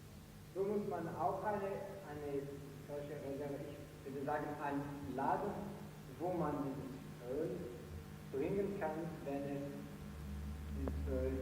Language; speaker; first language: German; non-native, fluent; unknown